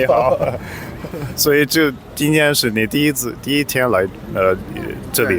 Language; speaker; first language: Chinese; non-native, fluent; Portuguese